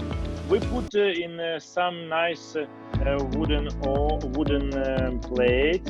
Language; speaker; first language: English; non-native, fluent; Ukrainian